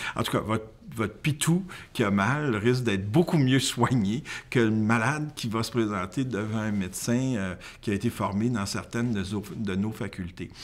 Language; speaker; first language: French; native; French